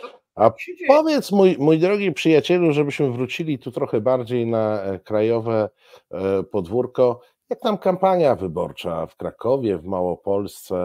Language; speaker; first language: Polish; native; Polish